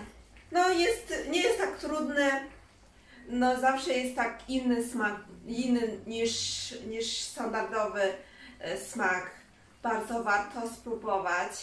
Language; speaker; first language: Polish; non-native, learner; Chinese